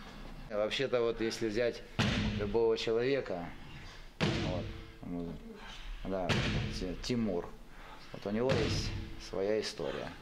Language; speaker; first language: Russian; native; Russian